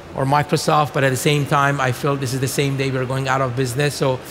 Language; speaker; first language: English; non-native, fluent; Persian